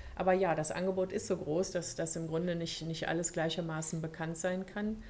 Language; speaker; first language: German; early bilingual, other home language; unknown